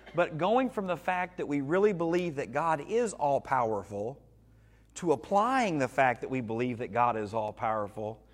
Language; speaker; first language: English; native; English